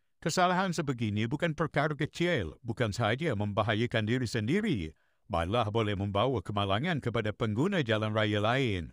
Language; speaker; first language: Malay; native; Malay